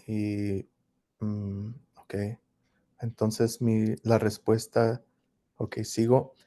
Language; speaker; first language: Spanish; early bilingual, heritage; English